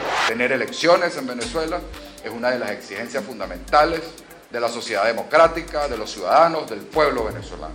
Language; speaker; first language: Spanish; native; Spanish